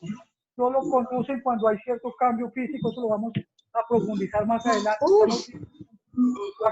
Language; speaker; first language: Spanish; native; Spanish